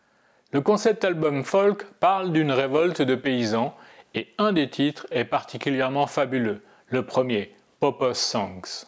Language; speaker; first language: French; native; French